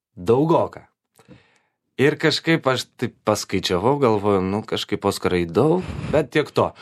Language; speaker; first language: Lithuanian; non-native, local second language; Polish